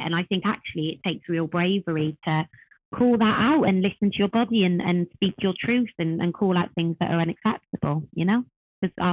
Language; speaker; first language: English; native; English